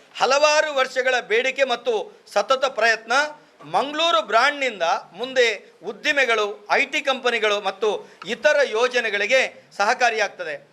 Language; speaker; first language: Kannada; non-native, local second language; Tulu